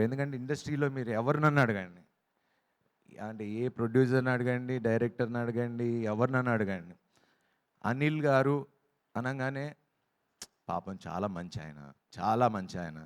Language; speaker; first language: Telugu; native; Telugu